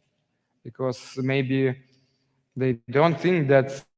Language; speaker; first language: English; non-native, learner; Ukrainian